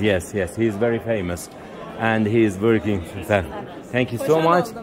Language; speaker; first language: English; non-native, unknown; Persian